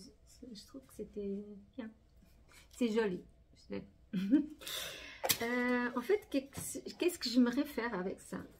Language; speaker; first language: French; non-native, fluent; Portuguese